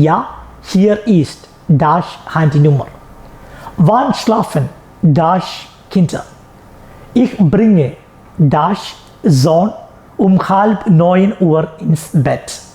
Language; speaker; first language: German; non-native, fluent; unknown